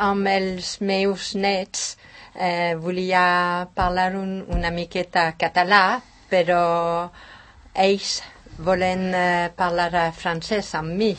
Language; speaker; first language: Catalan; non-native, learner; French